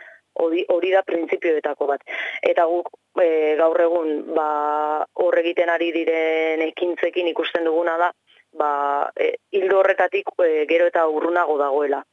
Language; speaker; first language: Basque; native; Basque